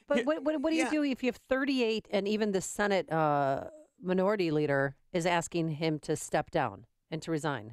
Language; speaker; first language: English; native; English